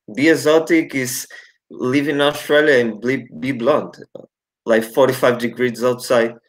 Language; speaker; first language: English; non-native, learner; Portuguese